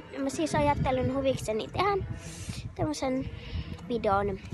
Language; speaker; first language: Finnish; native; Finnish